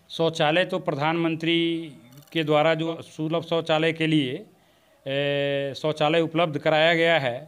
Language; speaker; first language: Hindi; native; Hindi